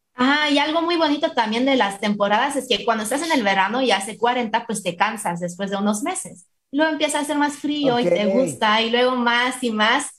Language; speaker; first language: Spanish; non-native, fluent; English